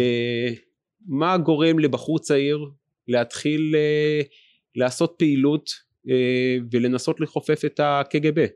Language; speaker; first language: Hebrew; native; Hebrew